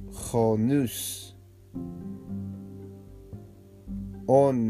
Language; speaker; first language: Greek; non-native, learner; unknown